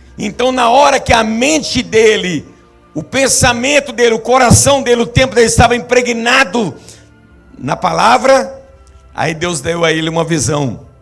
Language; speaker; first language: Portuguese; native; Portuguese